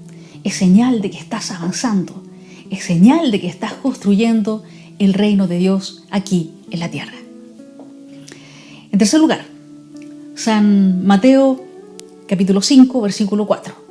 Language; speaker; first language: Spanish; native; Spanish